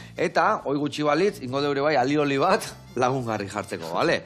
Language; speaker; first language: Basque; native; Basque